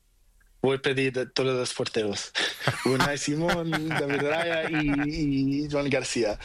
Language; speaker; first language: Spanish; non-native, learner; Portuguese